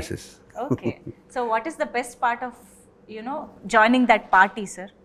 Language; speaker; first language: English; non-native, local second language; Telugu